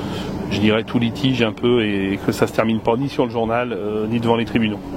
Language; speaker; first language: French; native; French